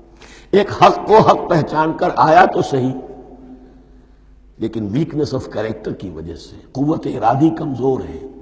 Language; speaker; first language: Urdu; native; Urdu